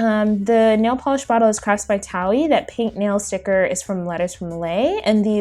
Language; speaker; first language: English; native; English